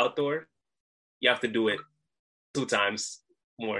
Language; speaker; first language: English; native; English